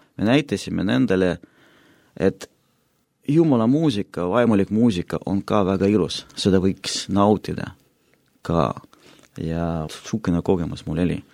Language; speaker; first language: Estonian; non-native, local second language; Russian